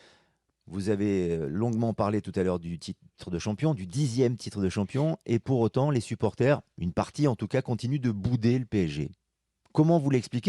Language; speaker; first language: French; native; French